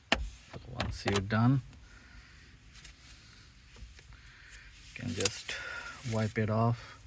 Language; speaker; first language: English; non-native, fluent; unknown